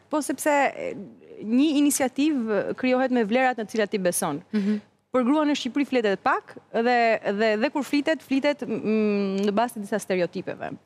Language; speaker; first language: Albanian; native; Albanian